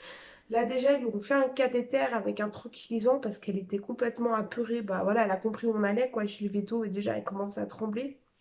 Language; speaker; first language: French; native; French